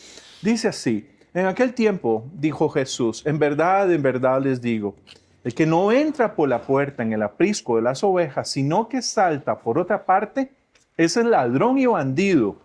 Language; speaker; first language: Spanish; native; Spanish